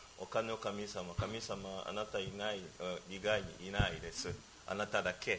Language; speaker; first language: Japanese; non-native, learner; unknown